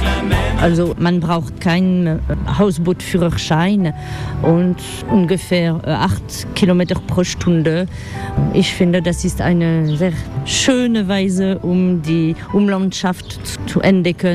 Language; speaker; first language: German; non-native, learner; French